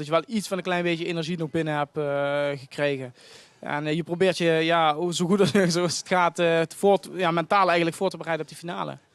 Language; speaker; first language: Dutch; native; Dutch